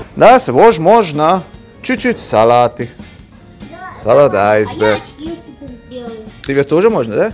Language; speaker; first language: Russian; non-native, learner; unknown